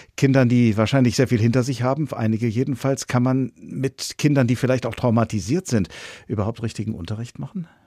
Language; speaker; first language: German; native; German